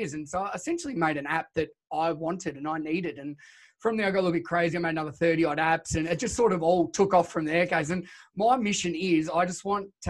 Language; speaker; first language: English; native; English